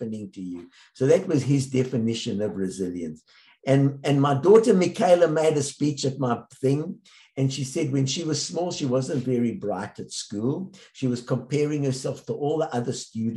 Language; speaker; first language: English; native; English